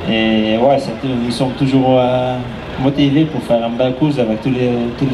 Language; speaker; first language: French; non-native, fluent; Dutch